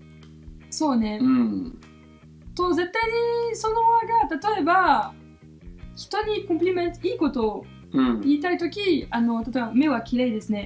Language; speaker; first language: Japanese; non-native, fluent; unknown